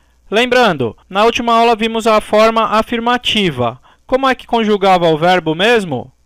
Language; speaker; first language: Portuguese; native; Portuguese